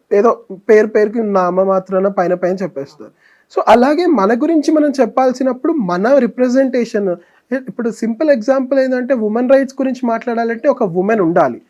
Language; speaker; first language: Telugu; native; Telugu